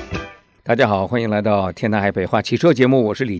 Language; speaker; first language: Chinese; native; Chinese